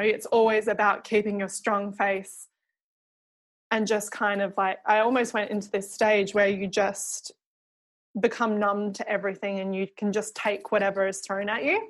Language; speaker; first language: English; native; English